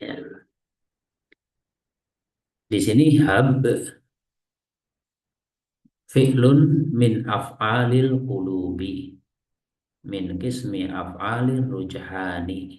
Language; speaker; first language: Arabic; non-native, fluent; Indonesian